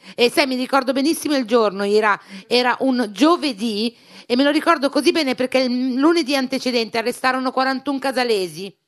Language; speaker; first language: Italian; native; Italian